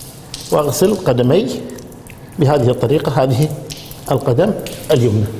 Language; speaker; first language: Arabic; native; Arabic